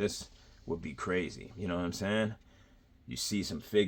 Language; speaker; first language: English; native; English